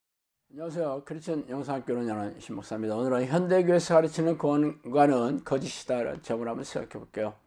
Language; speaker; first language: Korean; native; Korean